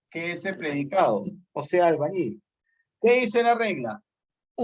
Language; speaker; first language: Spanish; native; Spanish